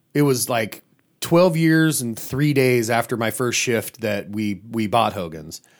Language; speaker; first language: English; native; English